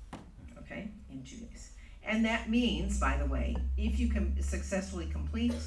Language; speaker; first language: English; native; English